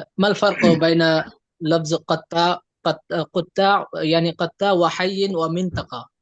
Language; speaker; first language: Arabic; non-native, fluent; Bangla